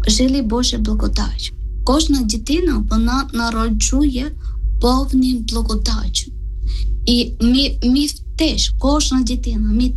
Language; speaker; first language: Ukrainian; non-native, learner; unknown